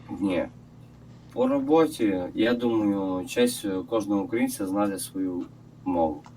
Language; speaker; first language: Ukrainian; non-native, local second language; Russian